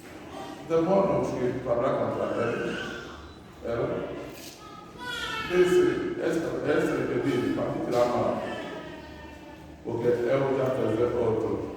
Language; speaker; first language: Portuguese; non-native, learner; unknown